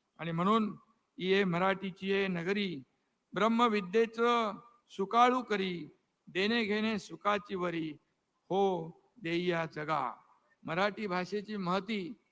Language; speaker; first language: Marathi; native; Marathi